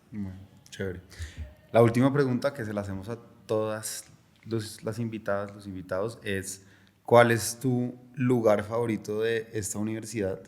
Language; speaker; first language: Spanish; native; Spanish